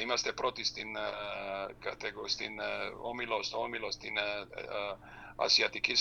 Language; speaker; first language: Greek; non-native, fluent; Serbian